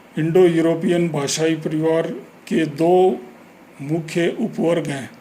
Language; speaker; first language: Hindi; native; Hindi